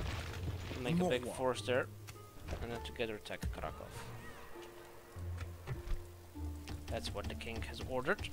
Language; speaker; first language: English; native; English